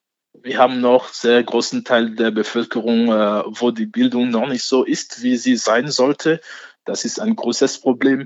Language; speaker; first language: German; non-native, fluent; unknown